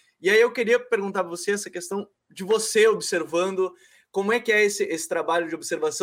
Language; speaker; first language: Portuguese; native; Portuguese